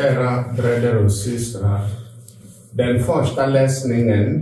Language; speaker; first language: Swedish; non-native, fluent; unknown